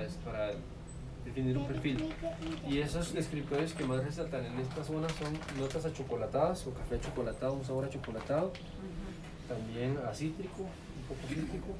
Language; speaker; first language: Spanish; native; Spanish